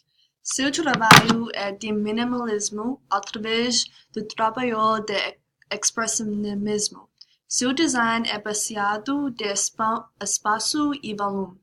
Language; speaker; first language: Portuguese; non-native, learner; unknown